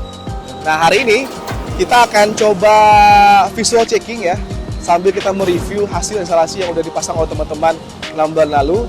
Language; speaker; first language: Indonesian; native; Indonesian